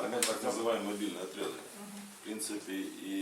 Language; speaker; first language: Russian; native; Russian